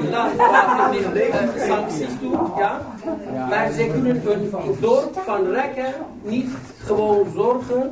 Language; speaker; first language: Dutch; non-native, fluent; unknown